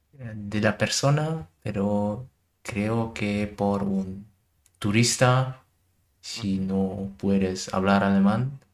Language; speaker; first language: Spanish; non-native, learner; German